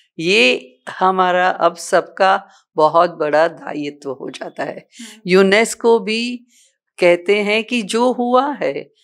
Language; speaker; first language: Hindi; non-native, local second language; Gujarati